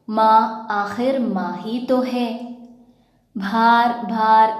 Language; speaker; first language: Hindi; non-native, local second language; Malayalam